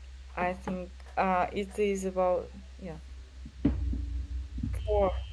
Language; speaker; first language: English; non-native, learner; Russian